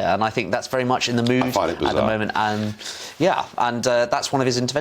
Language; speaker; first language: English; native; English